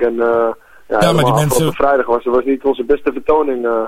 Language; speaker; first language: Dutch; native; Dutch